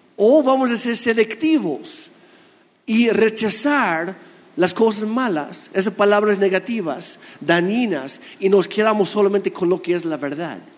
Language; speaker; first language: Spanish; non-native, fluent; English